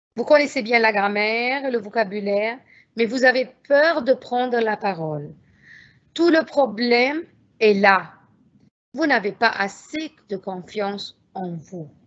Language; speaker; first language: French; non-native, fluent; Arabic